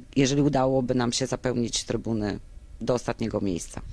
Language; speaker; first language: Polish; native; Polish